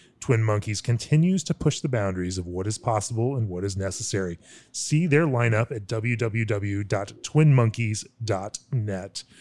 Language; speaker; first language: English; native; English